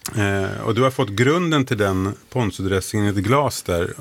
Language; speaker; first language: Swedish; native; Swedish